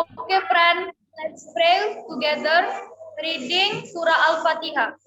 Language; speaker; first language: English; non-native, learner; Indonesian